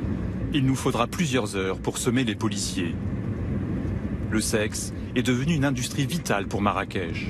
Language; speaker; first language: French; native; French